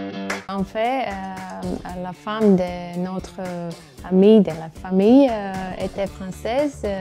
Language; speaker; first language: French; non-native, fluent; Croatian